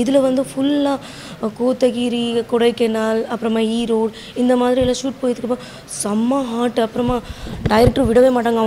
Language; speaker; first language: Tamil; non-native, local second language; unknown